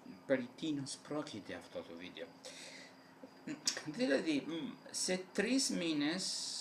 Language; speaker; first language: Greek; non-native, fluent; Italian